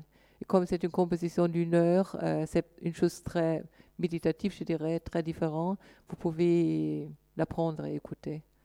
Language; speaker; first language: French; non-native, fluent; German